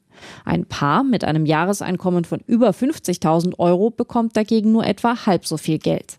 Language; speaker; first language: German; native; German